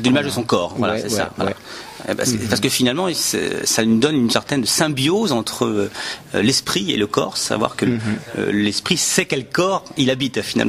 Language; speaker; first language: French; native; French